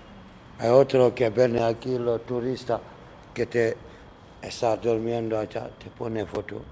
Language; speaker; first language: Spanish; non-native, learner; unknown